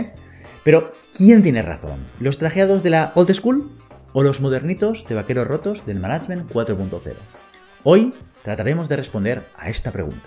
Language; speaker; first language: Spanish; native; Spanish